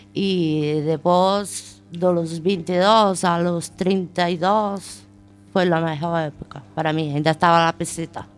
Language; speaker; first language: Spanish; non-native, learner; Portuguese